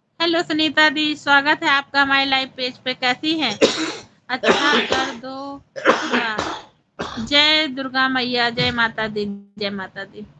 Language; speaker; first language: Hindi; native; Hindi